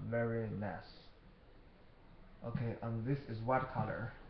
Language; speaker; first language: English; non-native, learner; Chinese